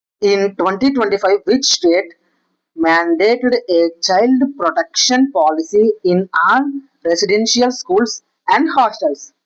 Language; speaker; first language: English; non-native, local second language; Telugu